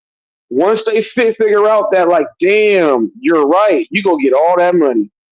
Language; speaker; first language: English; native; English